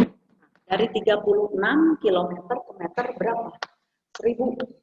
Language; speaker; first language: Indonesian; native; Indonesian